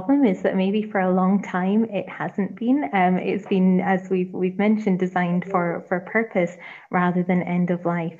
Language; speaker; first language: English; native; English